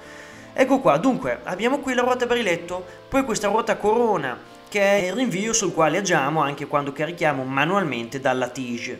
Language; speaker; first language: Italian; native; Italian